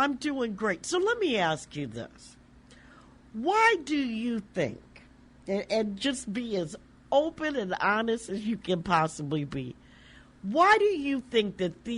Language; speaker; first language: English; native; English